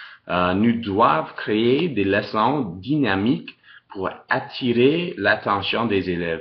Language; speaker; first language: French; non-native, local second language; English